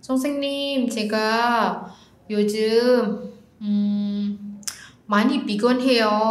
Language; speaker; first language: Korean; non-native, fluent; Indonesian